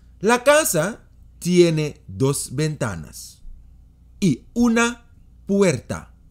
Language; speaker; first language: Spanish; non-native, fluent; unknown